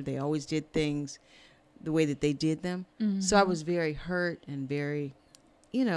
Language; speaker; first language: English; native; English